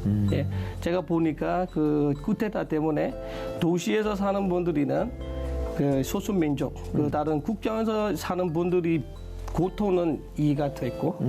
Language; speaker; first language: Korean; non-native, learner; S'gaw Karen